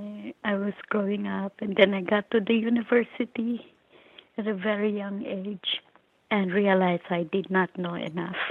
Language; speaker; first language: English; non-native, local second language; Filipino